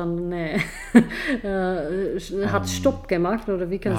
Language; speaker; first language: German; non-native, fluent; Czech